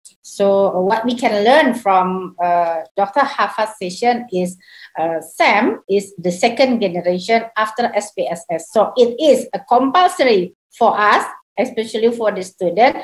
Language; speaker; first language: English; non-native, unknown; Indonesian